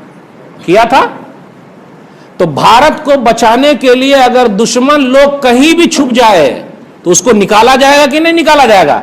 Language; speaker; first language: Hindi; native; Hindi